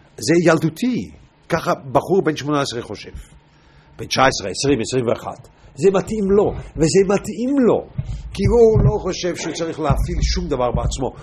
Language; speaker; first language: Hebrew; non-native, fluent; English